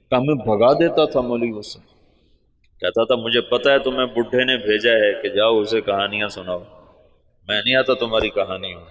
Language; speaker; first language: Urdu; non-native, local second language; Punjabi